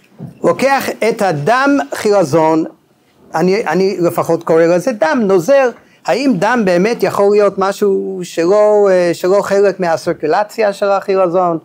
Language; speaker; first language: Hebrew; non-native, fluent; English